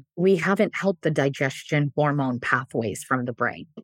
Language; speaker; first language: English; early bilingual, other home language; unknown